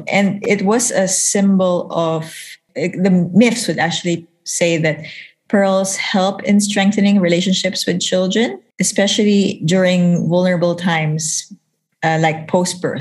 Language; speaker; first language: English; non-native, local second language; Filipino